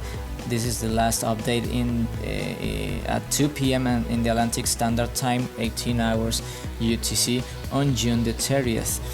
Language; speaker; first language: English; non-native, fluent; Spanish